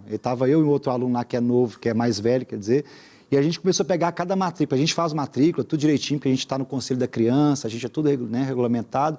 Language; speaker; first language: Portuguese; native; Portuguese